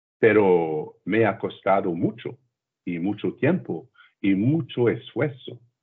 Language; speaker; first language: Spanish; non-native, learner; French